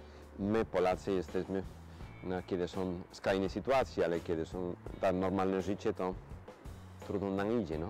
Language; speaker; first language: Polish; non-native, fluent; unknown